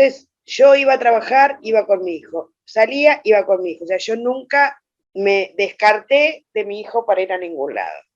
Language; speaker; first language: Spanish; native; Spanish